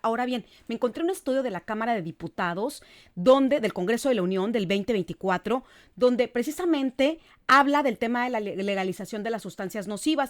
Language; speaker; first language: Spanish; native; Spanish